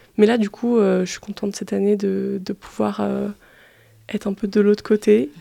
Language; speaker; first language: French; native; French